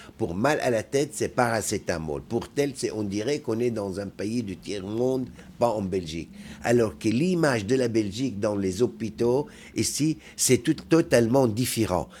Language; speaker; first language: French; non-native, fluent; Arabic